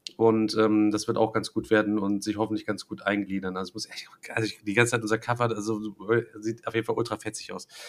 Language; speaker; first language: German; native; German